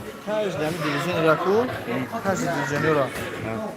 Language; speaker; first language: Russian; non-native, learner; Tajik